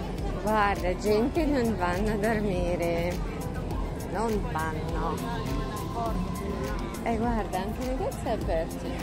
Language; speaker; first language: Italian; non-native, learner; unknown